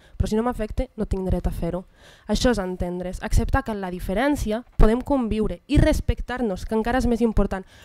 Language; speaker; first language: Catalan; early bilingual, other home language; Arabic